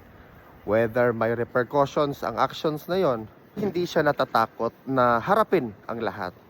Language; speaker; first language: Filipino; native; Filipino